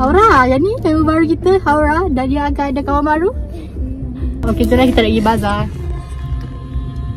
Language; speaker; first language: Malay; native; Malay